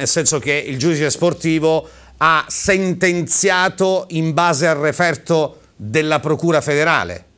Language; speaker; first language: Italian; native; Italian